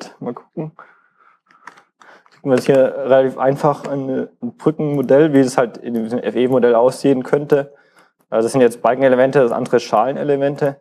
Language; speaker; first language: German; native; German